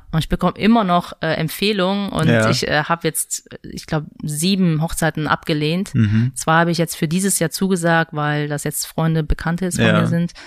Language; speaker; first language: German; native; German